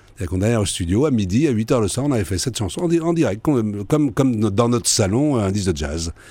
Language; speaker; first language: French; native; French